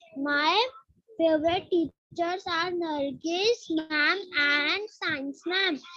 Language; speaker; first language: English; non-native, learner; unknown